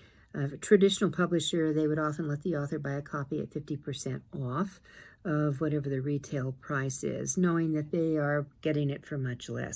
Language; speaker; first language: English; native; English